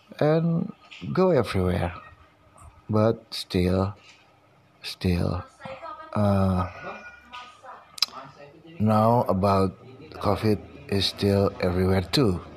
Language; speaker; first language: English; non-native, learner; Indonesian